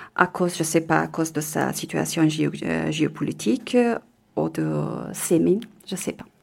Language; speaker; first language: French; non-native, fluent; Persian